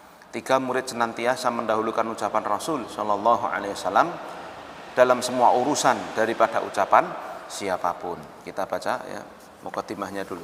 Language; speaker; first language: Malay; non-native, local second language; Javanese